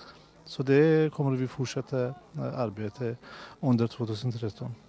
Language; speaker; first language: Swedish; non-native, fluent; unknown